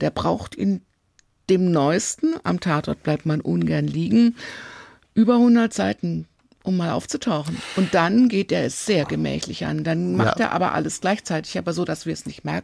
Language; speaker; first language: German; native; German